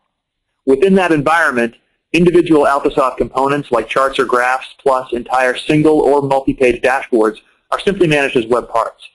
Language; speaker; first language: English; native; English